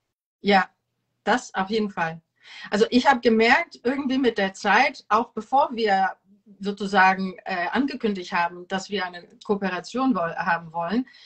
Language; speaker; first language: German; non-native, fluent; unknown